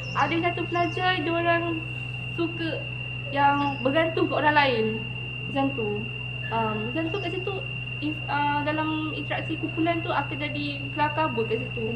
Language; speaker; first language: Malay; native; Malay